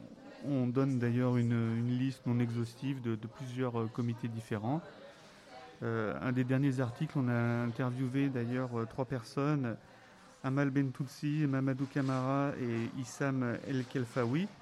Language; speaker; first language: French; native; French